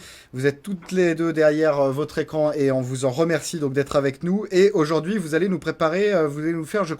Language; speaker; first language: French; native; French